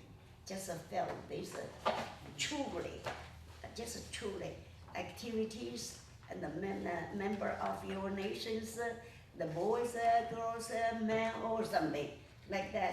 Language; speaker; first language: English; non-native, learner; Chinese